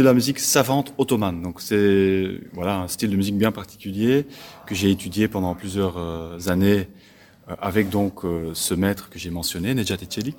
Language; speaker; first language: French; non-native, local second language; Dutch